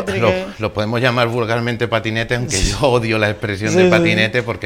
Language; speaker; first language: Spanish; native; Spanish